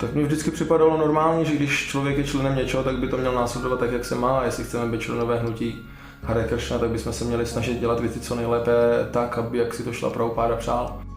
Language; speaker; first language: Czech; native; Czech